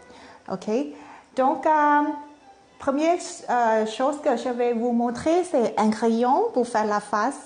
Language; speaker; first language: French; non-native, learner; Thai